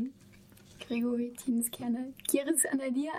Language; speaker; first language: Spanish; non-native, fluent; German